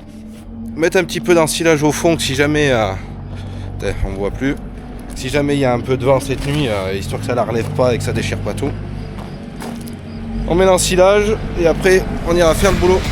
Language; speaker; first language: French; native; French